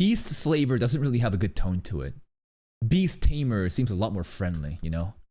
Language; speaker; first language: English; native; English